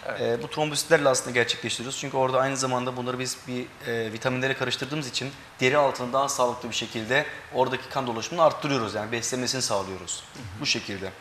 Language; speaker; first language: Turkish; early bilingual, heritage; Turkish